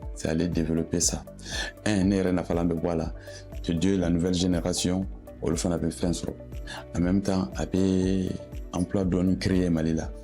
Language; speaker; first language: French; non-native, local second language; Bambara